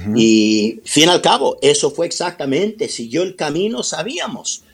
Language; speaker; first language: Spanish; early bilingual, heritage; Spanish